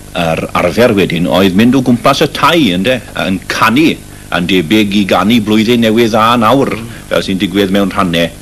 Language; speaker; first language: Welsh; native; Welsh